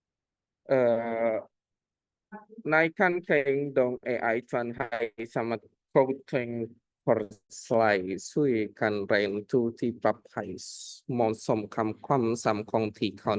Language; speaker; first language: Thai; non-native, learner; Indonesian